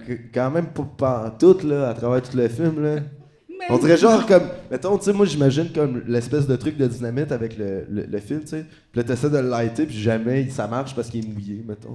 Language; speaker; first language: French; native; French